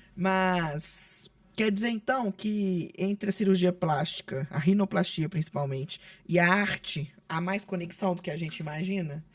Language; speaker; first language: Portuguese; native; Portuguese